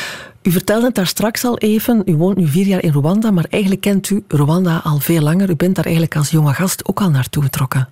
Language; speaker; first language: Dutch; native; Dutch